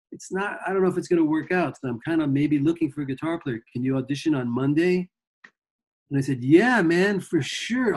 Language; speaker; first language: English; native; English